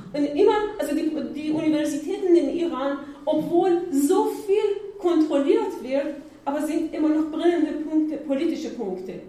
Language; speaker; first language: German; non-native, learner; Persian